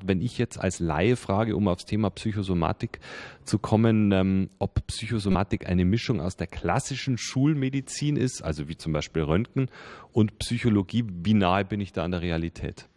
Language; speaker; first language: German; native; German